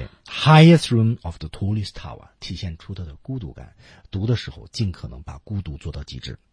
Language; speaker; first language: Chinese; native; Chinese